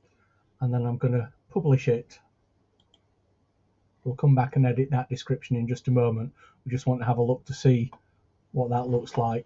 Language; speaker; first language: English; native; English